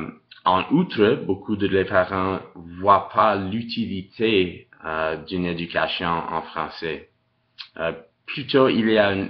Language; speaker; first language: French; non-native, local second language; English